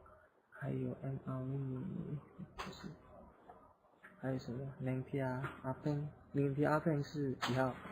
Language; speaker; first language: Chinese; non-native, fluent; Indonesian